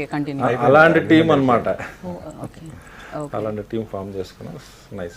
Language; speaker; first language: Telugu; native; Telugu